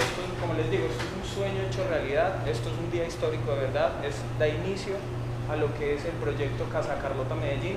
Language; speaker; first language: Spanish; native; Spanish